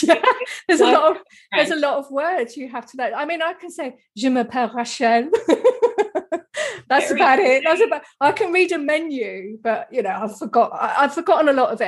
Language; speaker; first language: English; native; English